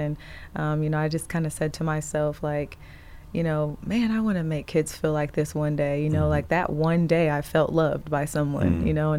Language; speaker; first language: English; native; English